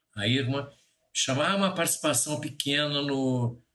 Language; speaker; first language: Portuguese; native; Portuguese